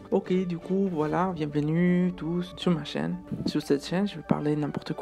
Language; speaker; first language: French; non-native, fluent; Spanish